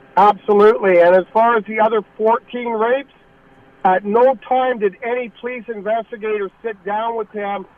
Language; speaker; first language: English; native; English